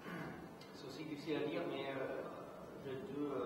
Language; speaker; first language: French; non-native, fluent; German